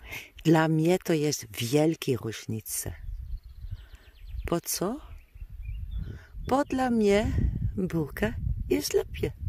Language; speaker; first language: Polish; non-native, learner; Dutch